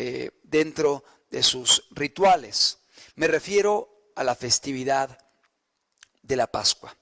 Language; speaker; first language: Spanish; native; Spanish